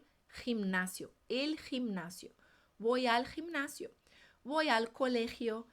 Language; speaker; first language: Spanish; non-native, fluent; Portuguese